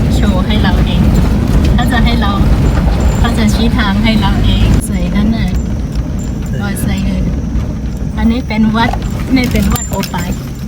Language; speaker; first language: Thai; non-native, local second language; Shan